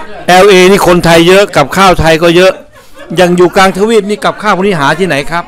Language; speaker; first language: Thai; native; Thai